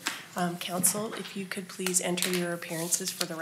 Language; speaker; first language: English; native; English